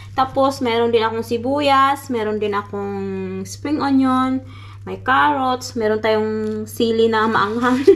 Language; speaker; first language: Filipino; non-native, local second language; Cebuano